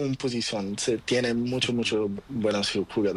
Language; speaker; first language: Spanish; non-native, learner; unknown